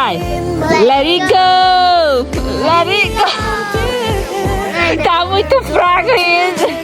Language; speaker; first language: Portuguese; native; Portuguese